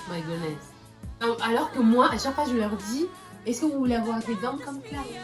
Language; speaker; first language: French; native; French